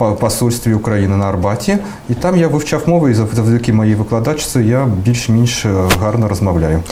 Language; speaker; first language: Ukrainian; early bilingual, heritage; Russian